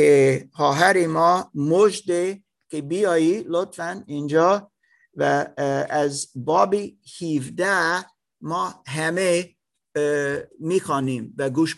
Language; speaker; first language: Persian; non-native, learner; German